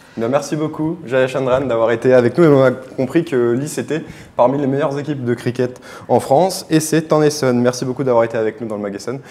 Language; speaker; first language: French; native; French